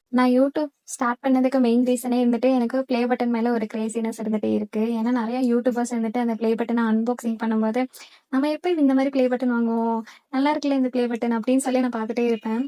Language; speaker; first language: Tamil; non-native, local second language; Malayalam